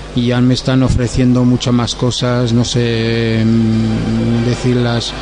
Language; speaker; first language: Spanish; non-native, fluent; French